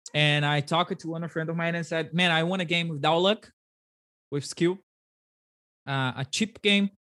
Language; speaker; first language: English; non-native, fluent; Portuguese